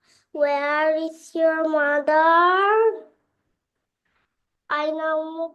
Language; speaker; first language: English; non-native, learner; Bangla